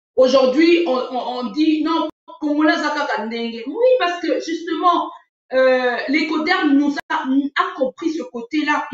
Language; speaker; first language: French; non-native, local second language; Lingala